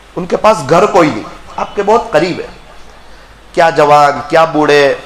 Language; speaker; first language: Urdu; non-native, local second language; Gujarati